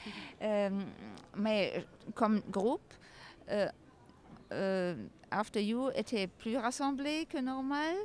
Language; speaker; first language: French; non-native, learner; German